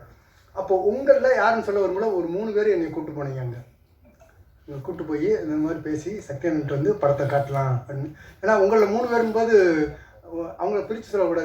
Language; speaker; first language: Tamil; native; Tamil